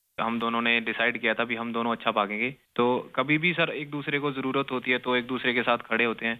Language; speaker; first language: Hindi; non-native, local second language; Punjabi